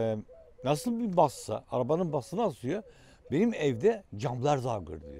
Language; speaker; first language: Turkish; native; Turkish